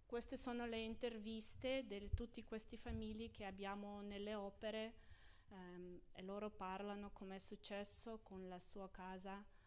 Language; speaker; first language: Italian; non-native, fluent; Ukrainian